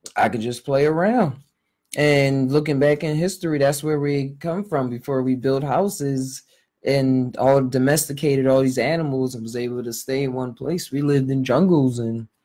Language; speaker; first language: English; native; English